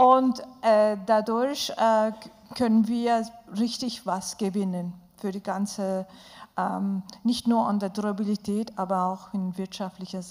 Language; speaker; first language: German; non-native, fluent; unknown